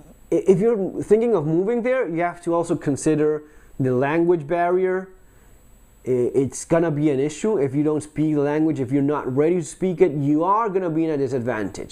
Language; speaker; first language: English; non-native, fluent; Spanish